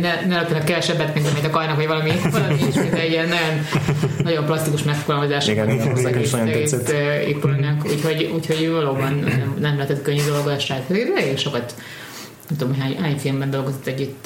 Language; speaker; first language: Hungarian; native; Hungarian